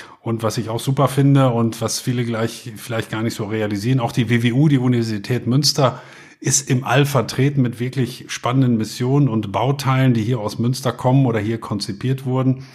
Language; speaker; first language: German; native; German